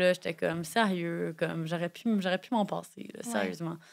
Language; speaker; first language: French; native; French